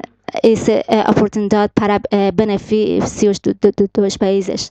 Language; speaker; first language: Portuguese; non-native, fluent; Persian